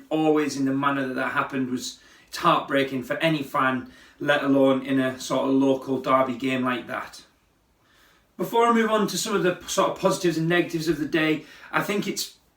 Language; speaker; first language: English; native; English